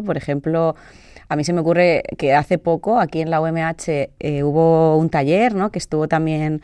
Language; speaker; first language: Spanish; native; Spanish